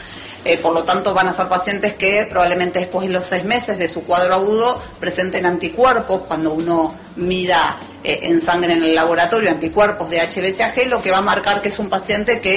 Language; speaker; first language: Spanish; native; Spanish